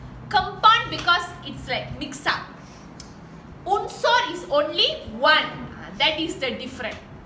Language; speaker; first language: English; non-native, local second language; Tamil